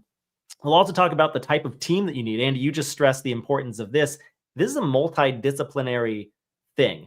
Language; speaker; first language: English; native; English